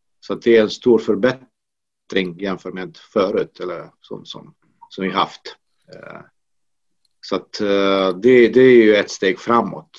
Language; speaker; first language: Swedish; non-native, fluent; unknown